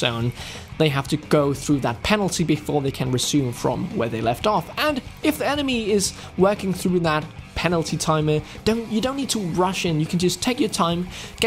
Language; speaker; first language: English; non-native, fluent; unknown